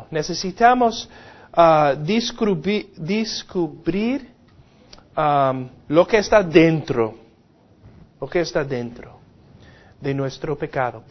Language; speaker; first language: Spanish; non-native, fluent; English